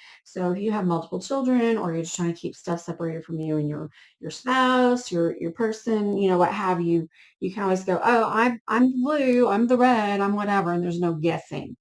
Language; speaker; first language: English; native; English